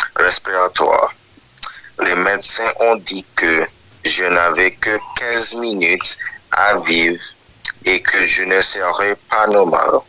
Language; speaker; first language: French; non-native, learner; English